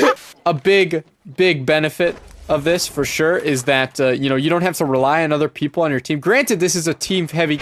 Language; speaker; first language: English; native; English